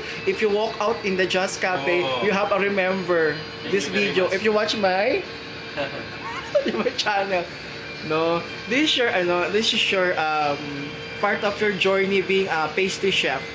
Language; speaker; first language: English; non-native, local second language; Filipino